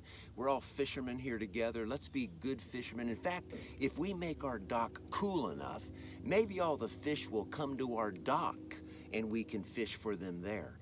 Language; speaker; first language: English; native; English